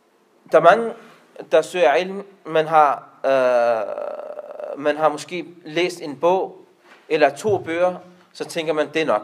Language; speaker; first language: Danish; non-native, local second language; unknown